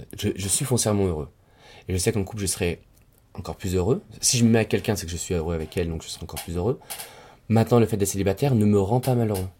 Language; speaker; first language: French; native; French